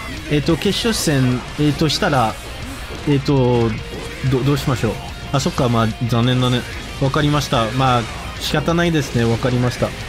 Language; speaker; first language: Japanese; non-native, fluent; French